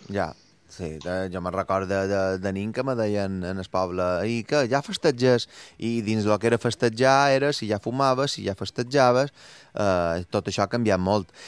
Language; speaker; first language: Catalan; native; Catalan